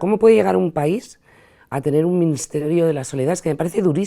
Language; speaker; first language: Spanish; native; Spanish